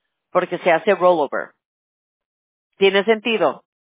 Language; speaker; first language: Spanish; early bilingual, heritage; Spanish